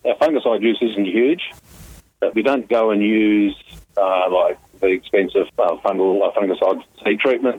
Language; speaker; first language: English; native; English